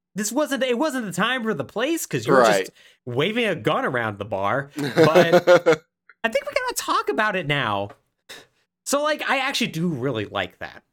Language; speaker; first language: English; native; English